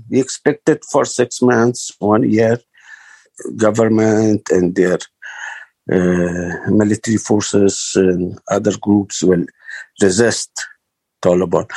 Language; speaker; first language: English; non-native, learner; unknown